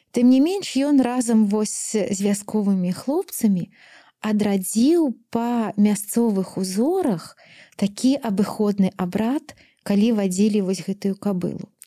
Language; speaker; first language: Belarusian; native; Belarusian